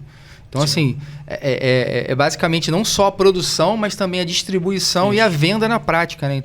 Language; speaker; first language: Portuguese; native; Portuguese